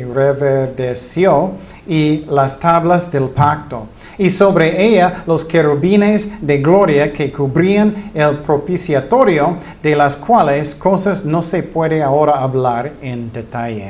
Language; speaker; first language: Spanish; non-native, fluent; English